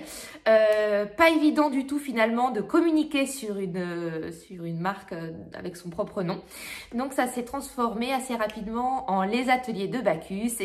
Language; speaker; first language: French; native; French